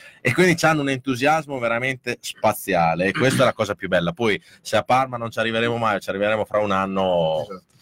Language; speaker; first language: Italian; native; Italian